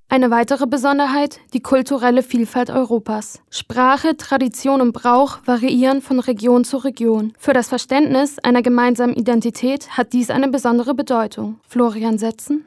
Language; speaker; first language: German; native; German